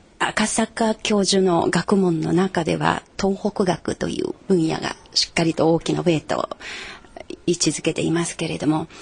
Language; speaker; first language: Japanese; non-native, fluent; Chinese